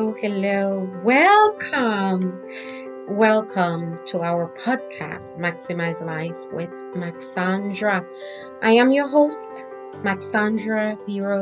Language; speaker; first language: English; non-native, fluent; Haitian Creole